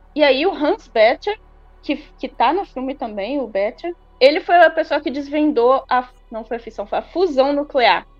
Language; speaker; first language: Portuguese; native; Portuguese